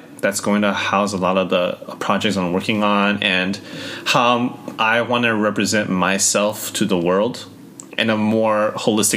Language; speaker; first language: English; early bilingual, other home language; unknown